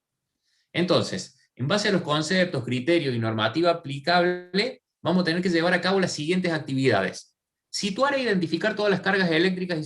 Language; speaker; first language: Spanish; native; Spanish